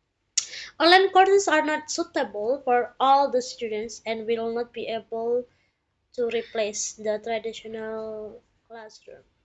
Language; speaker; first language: English; non-native, learner; Indonesian